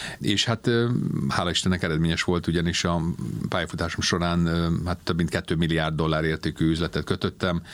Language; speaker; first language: Hungarian; early bilingual, heritage; Hungarian